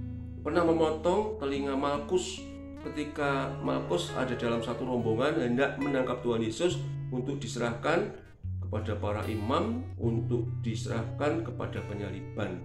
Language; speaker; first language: Indonesian; native; Indonesian